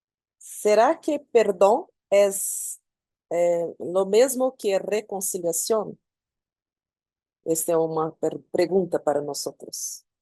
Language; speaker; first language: Spanish; non-native, learner; Portuguese